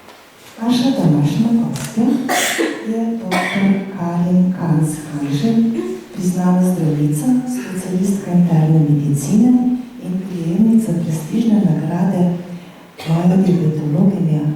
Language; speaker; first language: Slovenian; native; Slovenian